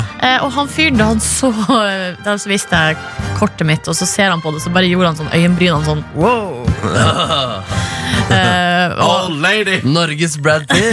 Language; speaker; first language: Norwegian; native; Norwegian